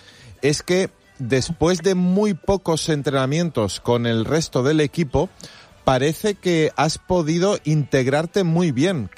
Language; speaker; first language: Spanish; native; Spanish